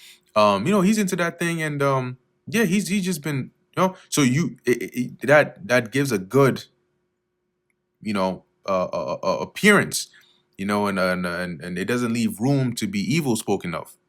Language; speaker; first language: English; native; English